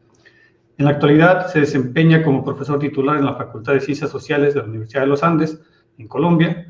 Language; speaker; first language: Spanish; native; Spanish